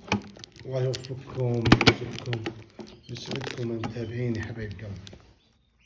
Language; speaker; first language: Arabic; native; Arabic